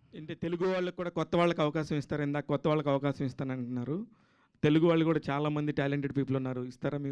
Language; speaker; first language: Telugu; native; Telugu